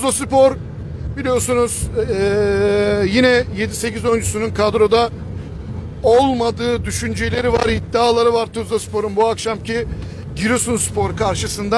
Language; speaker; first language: Turkish; native; Turkish